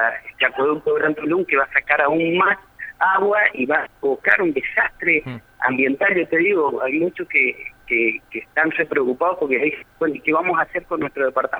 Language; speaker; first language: Spanish; native; Spanish